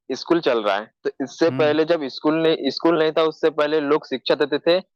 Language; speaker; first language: Hindi; native; Hindi